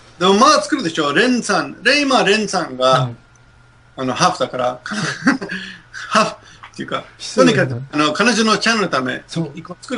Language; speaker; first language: Japanese; non-native, fluent; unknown